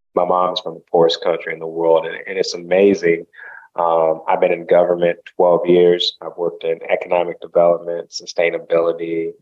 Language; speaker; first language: English; early bilingual, other home language; Haitian Creole